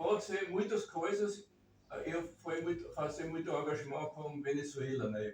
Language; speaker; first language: Portuguese; non-native, learner; German